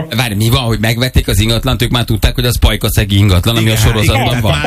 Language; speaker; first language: Hungarian; native; Hungarian